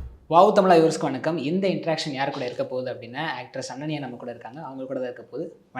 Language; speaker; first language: Tamil; native; Tamil